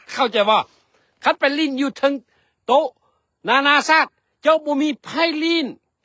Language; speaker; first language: Lao; non-native, local second language; Hmong